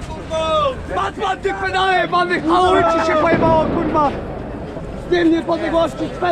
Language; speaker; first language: Polish; native; Polish